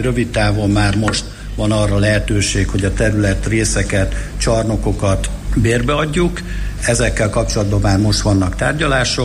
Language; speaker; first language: Hungarian; native; Hungarian